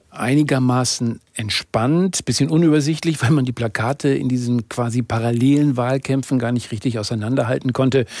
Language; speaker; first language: German; native; German